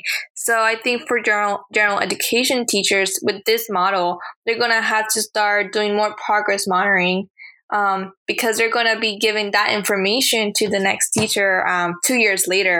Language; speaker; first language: English; early bilingual, other home language; Spanish